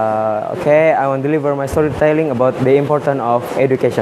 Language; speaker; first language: English; non-native, learner; Indonesian